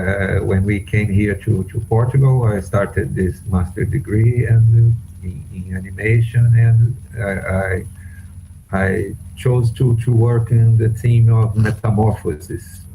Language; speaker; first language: English; non-native, fluent; Portuguese